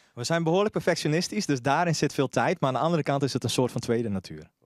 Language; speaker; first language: Dutch; native; Dutch